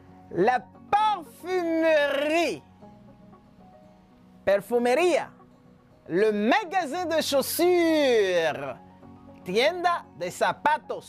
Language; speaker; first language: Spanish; non-native, fluent; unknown